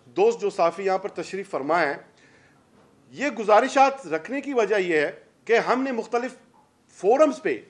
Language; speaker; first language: Urdu; non-native, local second language; Baluchi